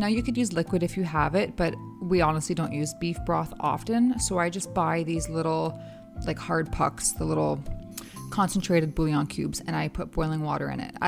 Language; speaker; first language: English; native; English